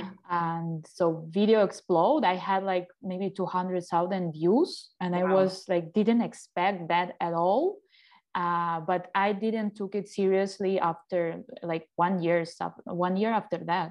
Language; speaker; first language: English; non-native, fluent; Ukrainian